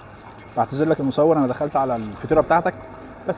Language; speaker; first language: Arabic; native; Arabic